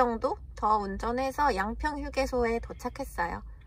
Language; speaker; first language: Korean; native; Korean